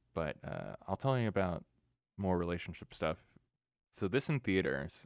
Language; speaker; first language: English; native; English